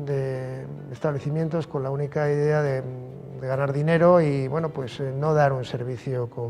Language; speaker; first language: Spanish; native; Spanish